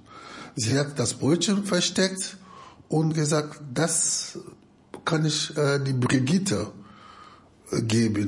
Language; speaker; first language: German; non-native, fluent; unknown